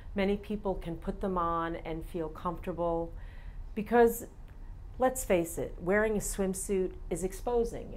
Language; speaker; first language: English; native; English